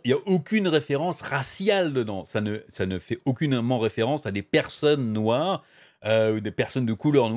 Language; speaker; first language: French; native; French